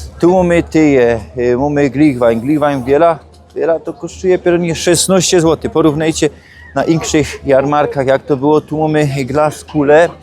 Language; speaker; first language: Polish; native; Polish